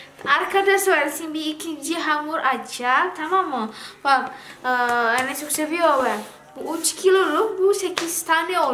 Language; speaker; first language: Turkish; non-native, learner; Indonesian